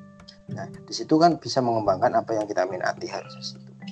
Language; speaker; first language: Indonesian; native; Indonesian